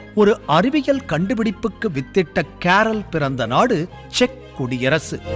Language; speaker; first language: Tamil; native; Tamil